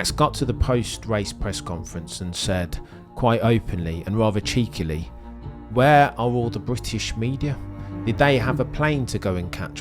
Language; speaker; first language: English; native; English